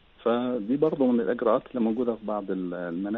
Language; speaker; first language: Arabic; native; Arabic